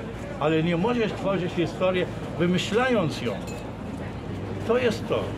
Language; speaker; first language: Polish; non-native, fluent; Arabic